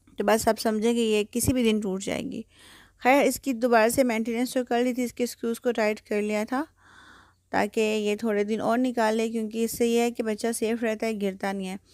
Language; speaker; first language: Urdu; native; Urdu